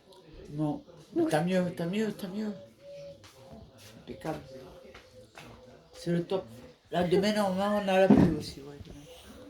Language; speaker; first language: French; native; French